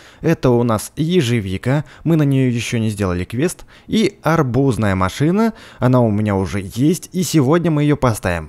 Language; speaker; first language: Russian; native; Russian